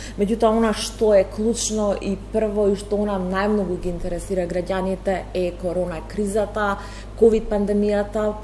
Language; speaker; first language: Macedonian; native; Macedonian